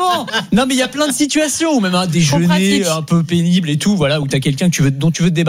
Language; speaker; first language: French; native; French